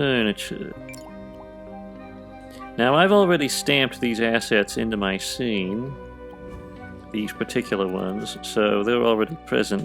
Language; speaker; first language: English; native; English